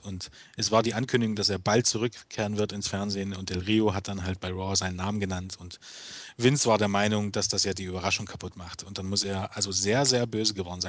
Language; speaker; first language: German; native; German